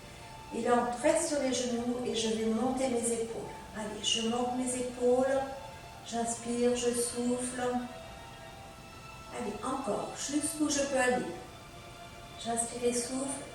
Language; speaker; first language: French; native; French